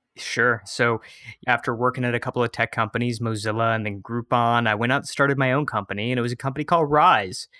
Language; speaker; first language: English; native; English